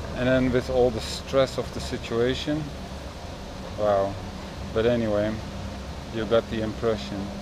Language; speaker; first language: English; non-native, fluent; Dutch